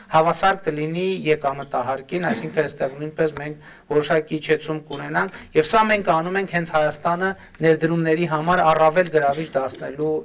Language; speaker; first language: Armenian; native; Armenian